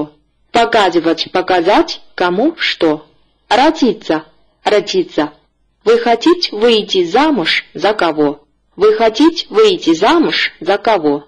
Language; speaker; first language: Russian; non-native, fluent; Chinese